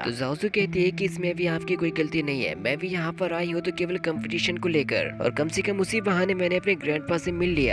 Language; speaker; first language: Hindi; native; Hindi